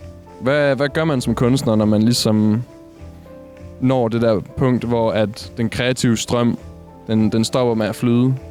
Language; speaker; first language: Danish; native; Danish